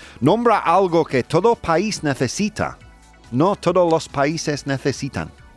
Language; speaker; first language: Spanish; non-native, fluent; English